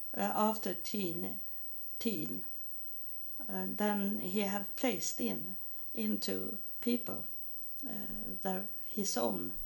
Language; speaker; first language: English; non-native, learner; Swedish